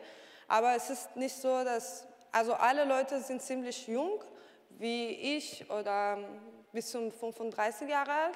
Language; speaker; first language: German; non-native, learner; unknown